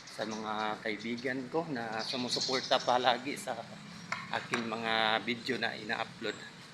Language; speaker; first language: Filipino; non-native, local second language; Cebuano